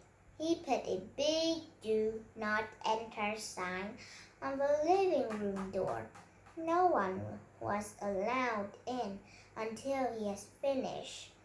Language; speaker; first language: English; non-native, learner; Vietnamese